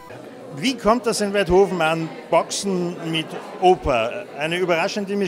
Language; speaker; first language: German; native; German